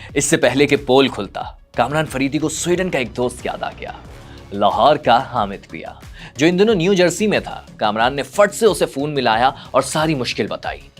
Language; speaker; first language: Urdu; native; Urdu